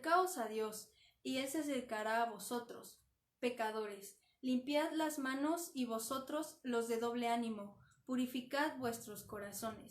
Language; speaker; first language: Spanish; native; Spanish